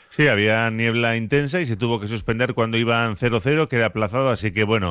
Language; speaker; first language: Spanish; native; Spanish